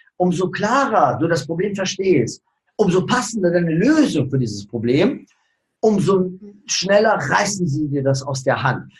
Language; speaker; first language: German; early bilingual, other home language; Russian